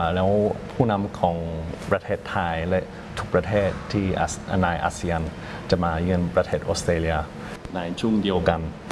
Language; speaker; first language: Thai; non-native, fluent; English